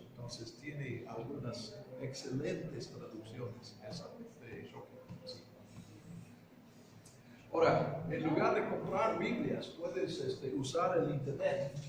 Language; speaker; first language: Spanish; non-native, fluent; English